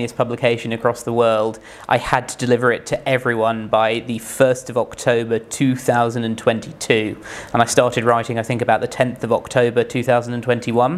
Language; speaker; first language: English; native; English